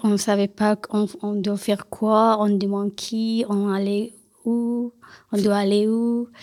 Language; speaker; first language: French; non-native, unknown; Persian